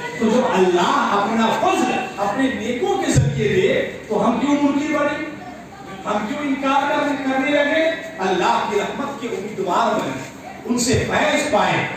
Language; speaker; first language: Urdu; native; Urdu